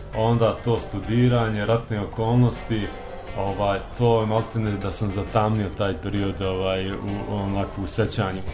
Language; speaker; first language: Serbian; native; Serbian